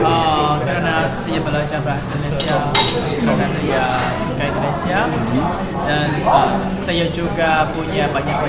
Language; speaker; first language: Indonesian; non-native, learner; Vietnamese